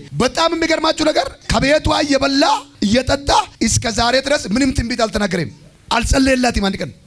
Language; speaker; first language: Amharic; non-native, local second language; Oromo